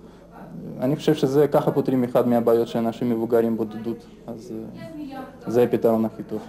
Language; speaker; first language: Hebrew; non-native, fluent; Russian